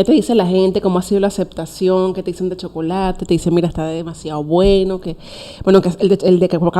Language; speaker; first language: Spanish; native; Spanish